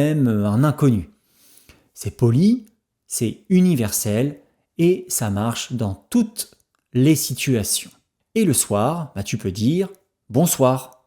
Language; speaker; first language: French; native; French